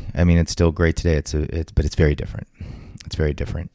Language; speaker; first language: English; native; English